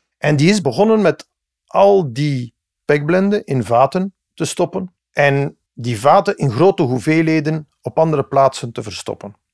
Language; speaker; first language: Dutch; early bilingual, other home language; English